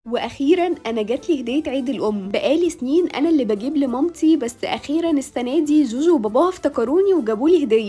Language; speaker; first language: Arabic; native; Arabic